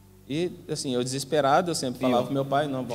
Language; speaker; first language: Portuguese; native; Portuguese